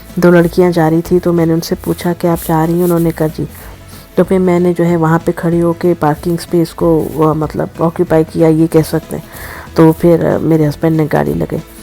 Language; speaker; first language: Urdu; native; Urdu